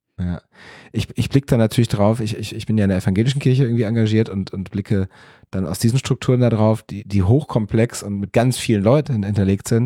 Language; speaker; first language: German; native; German